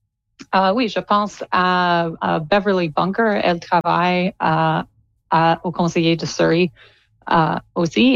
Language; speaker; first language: French; non-native, local second language; English